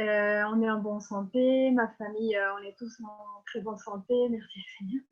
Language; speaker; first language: French; non-native, fluent; Spanish